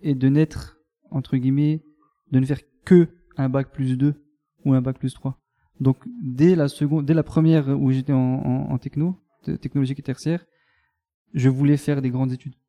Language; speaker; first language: French; native; French